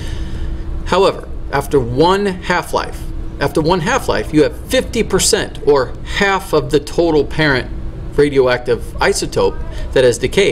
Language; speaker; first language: English; native; English